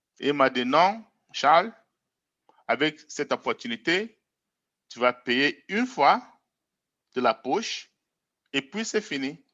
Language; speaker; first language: French; non-native, local second language; English